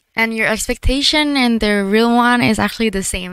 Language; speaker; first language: English; non-native, learner; Indonesian